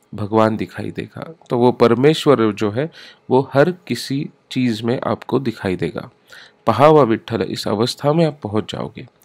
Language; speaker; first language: Hindi; non-native, local second language; Marathi